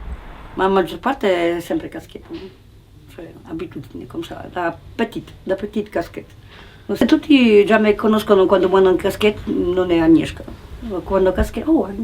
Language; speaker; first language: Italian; non-native, learner; Polish